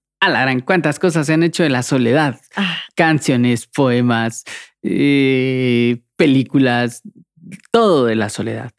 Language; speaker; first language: Spanish; native; Spanish